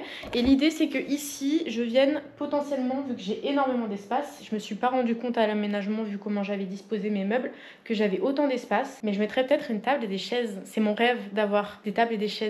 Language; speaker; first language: French; native; French